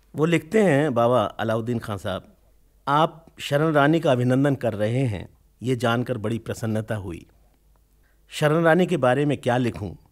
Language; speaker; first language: Hindi; native; Hindi